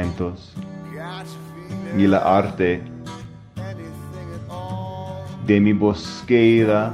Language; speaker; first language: Spanish; non-native, learner; English